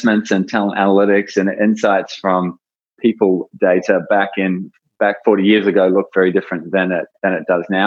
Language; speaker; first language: English; native; English